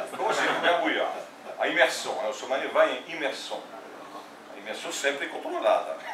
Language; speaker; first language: Portuguese; non-native, fluent; French